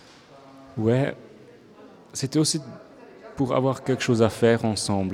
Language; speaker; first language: French; non-native, local second language; Swiss German